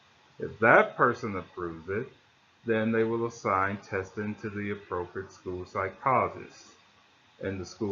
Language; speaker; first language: English; native; English